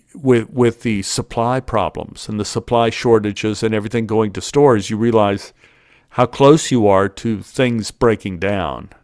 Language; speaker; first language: English; native; English